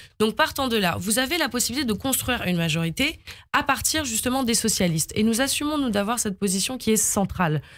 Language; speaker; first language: French; native; French